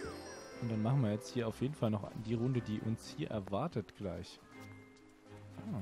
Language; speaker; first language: German; native; German